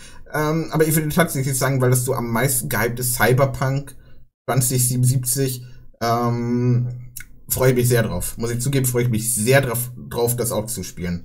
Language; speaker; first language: German; native; German